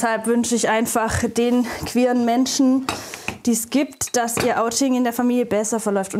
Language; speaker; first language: German; native; German